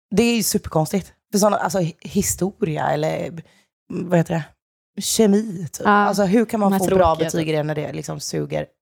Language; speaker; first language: Swedish; native; Swedish